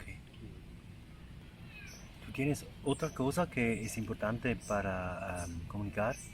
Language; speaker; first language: Spanish; non-native, learner; German